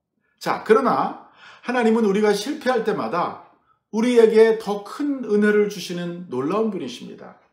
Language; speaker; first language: Korean; native; Korean